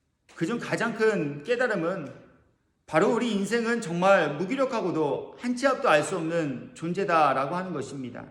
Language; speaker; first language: Korean; native; Korean